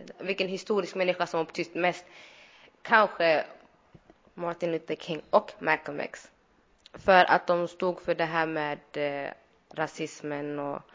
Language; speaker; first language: Swedish; early bilingual, other home language; Somali